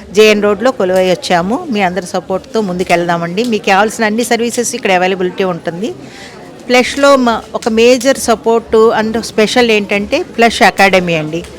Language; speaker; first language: Telugu; native; Telugu